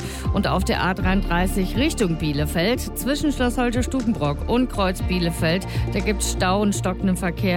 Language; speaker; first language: German; native; German